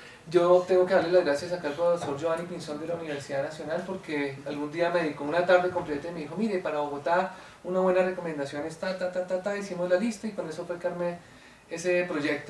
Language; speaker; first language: Spanish; native; Spanish